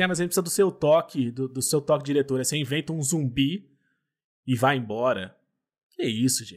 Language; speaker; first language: Portuguese; native; Portuguese